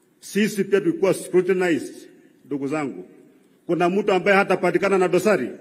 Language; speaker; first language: Swahili; non-native, local second language; Luyia